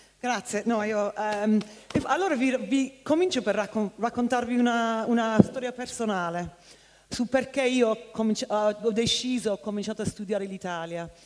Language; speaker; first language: Italian; non-native, fluent; English